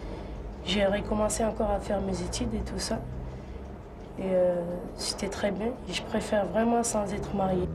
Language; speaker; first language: French; non-native, local second language; Arabic